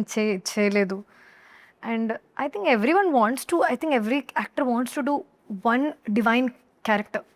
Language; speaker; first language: Telugu; non-native, learner; Hindi